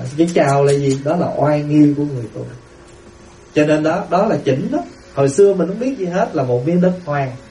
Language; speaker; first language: Vietnamese; native; Vietnamese